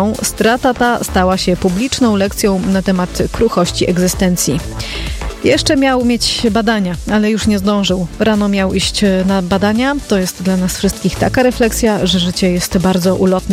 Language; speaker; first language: Polish; native; Polish